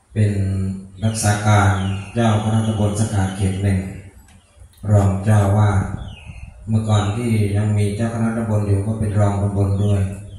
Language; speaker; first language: Thai; non-native, local second language; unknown